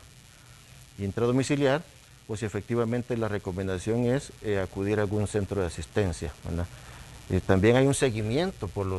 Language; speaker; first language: Spanish; native; Spanish